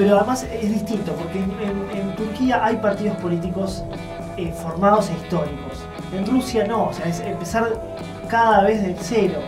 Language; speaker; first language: Spanish; native; Spanish